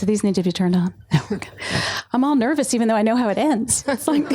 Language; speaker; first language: English; native; English